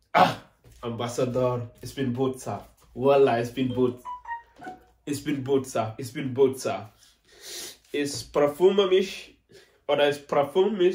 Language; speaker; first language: German; non-native, learner; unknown